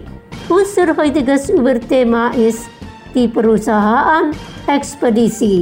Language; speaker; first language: German; non-native, learner; Indonesian